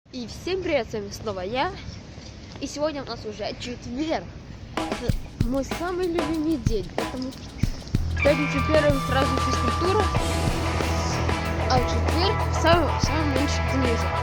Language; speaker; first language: Russian; non-native, local second language; Ukrainian